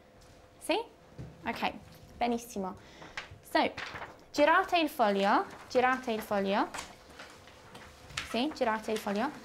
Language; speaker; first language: Italian; non-native, fluent; English